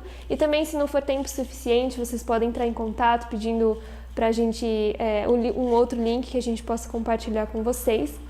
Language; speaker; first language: Portuguese; native; Portuguese